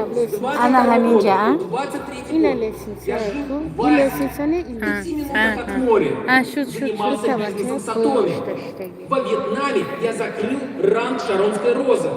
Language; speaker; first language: Russian; native; Russian